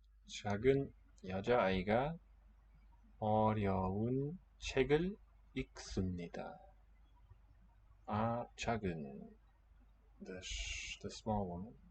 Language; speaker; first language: Korean; non-native, learner; English